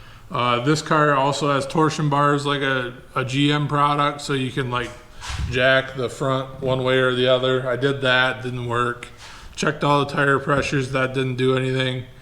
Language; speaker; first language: English; native; English